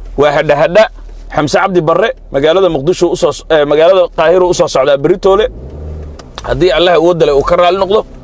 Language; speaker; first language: Somali; native; Somali